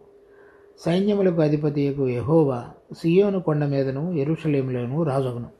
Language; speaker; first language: Telugu; native; Telugu